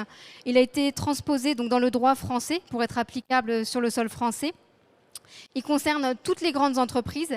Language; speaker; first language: French; native; French